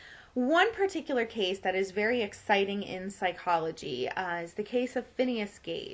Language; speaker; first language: English; native; English